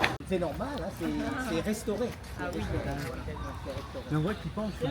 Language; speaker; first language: French; non-native, fluent; Thai